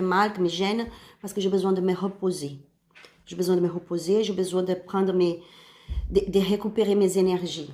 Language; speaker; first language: French; non-native, learner; Spanish